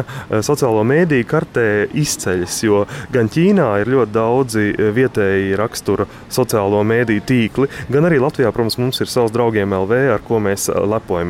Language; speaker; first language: Latvian; native; Latvian